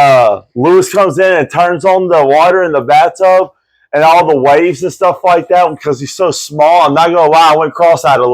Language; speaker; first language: English; native; English